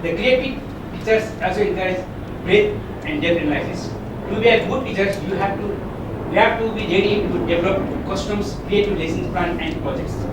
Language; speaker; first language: English; non-native, local second language; Nepali